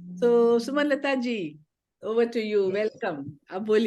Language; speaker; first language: Hindi; native; Hindi